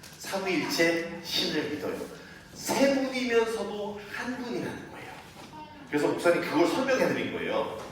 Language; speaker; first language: Korean; native; Korean